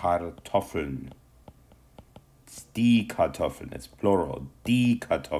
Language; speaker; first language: German; non-native, fluent; English